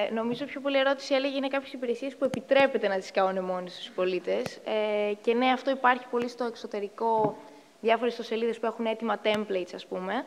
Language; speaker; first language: Greek; native; Greek